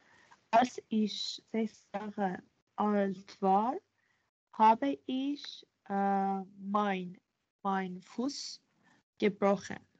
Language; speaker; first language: German; non-native, learner; Persian